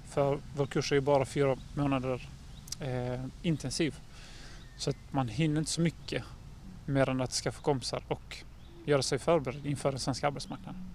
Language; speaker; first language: Swedish; native; Swedish